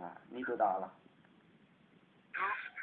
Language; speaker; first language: Chinese; non-native, learner; Indonesian